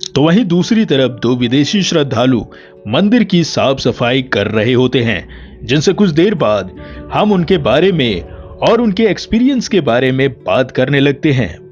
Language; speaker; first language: Hindi; native; Hindi